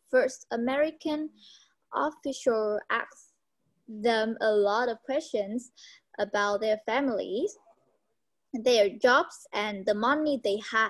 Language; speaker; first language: English; non-native, learner; Vietnamese